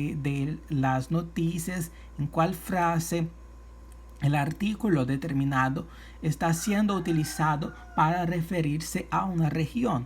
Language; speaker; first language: Spanish; non-native, fluent; Portuguese